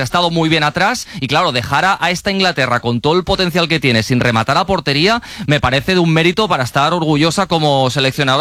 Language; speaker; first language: Spanish; native; Spanish